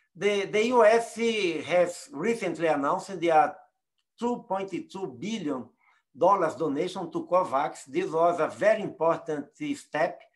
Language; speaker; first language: English; non-native, fluent; Portuguese